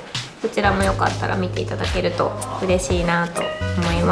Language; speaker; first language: Japanese; native; Japanese